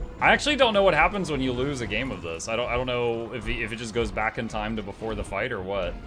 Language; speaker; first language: English; native; English